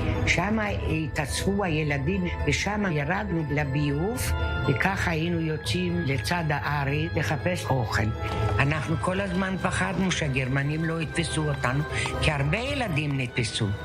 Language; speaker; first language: Hebrew; early bilingual, other home language; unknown